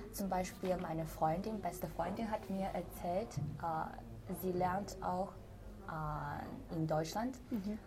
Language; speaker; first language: German; non-native, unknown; Chinese